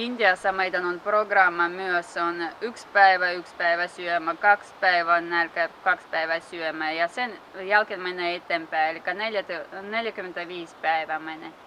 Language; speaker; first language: Finnish; non-native, learner; Russian